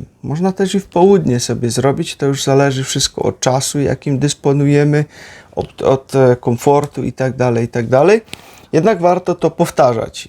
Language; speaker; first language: Polish; native; Polish